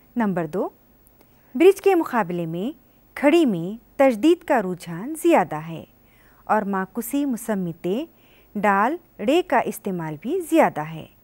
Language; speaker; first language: Urdu; native; Urdu